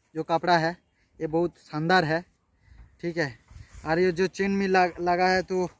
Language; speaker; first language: Hindi; non-native, local second language; Bangla